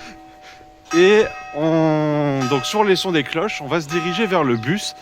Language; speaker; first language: French; native; French